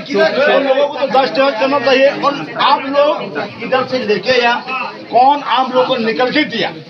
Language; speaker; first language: Hindi; non-native, local second language; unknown